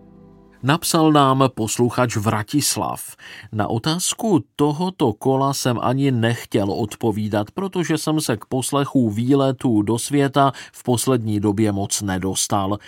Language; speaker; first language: Czech; native; Czech